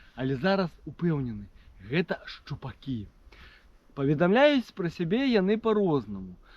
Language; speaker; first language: Belarusian; native; Belarusian